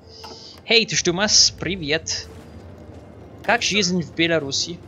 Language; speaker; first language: Russian; non-native, learner; English